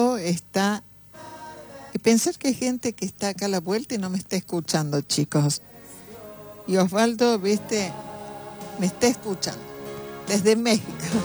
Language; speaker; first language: Spanish; native; Spanish